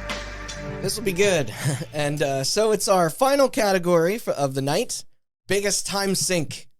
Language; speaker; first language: English; native; English